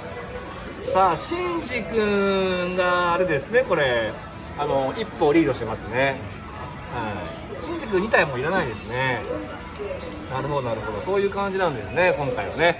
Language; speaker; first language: Japanese; native; Japanese